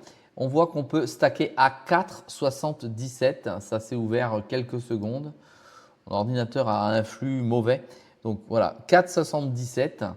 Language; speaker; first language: French; native; French